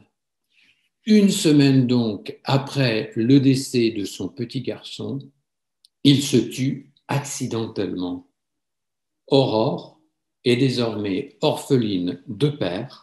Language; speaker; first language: French; native; French